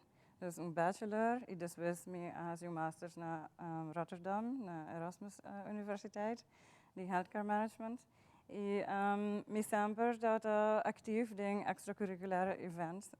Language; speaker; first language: Dutch; non-native, local second language; Papiamento